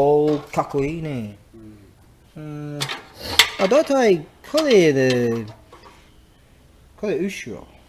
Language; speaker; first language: Japanese; non-native, learner; English